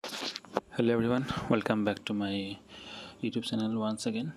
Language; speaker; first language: English; non-native, local second language; Assamese